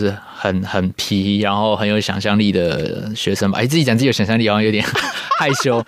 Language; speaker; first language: Chinese; native; Chinese